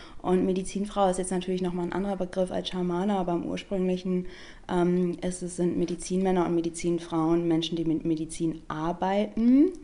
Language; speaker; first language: German; native; German